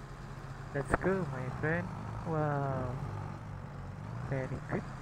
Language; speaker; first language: English; non-native, learner; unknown